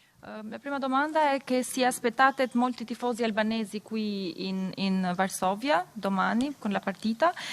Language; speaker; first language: Italian; non-native, fluent; Albanian